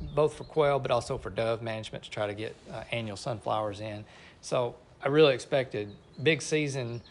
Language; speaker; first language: English; native; English